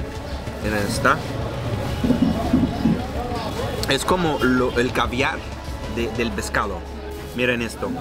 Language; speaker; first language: Spanish; non-native, fluent; Arabic